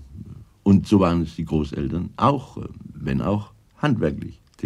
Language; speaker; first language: German; native; German